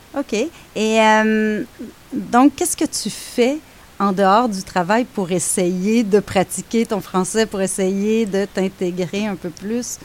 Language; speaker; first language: French; native; French